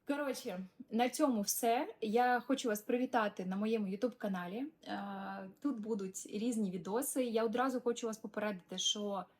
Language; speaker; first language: Ukrainian; non-native, local second language; Russian